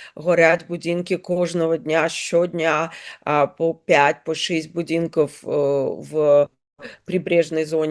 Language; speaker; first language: Ukrainian; non-native, learner; Russian